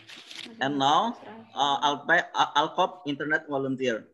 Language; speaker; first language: English; non-native, learner; Indonesian